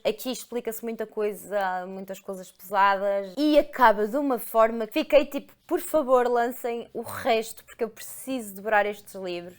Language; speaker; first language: Portuguese; native; Portuguese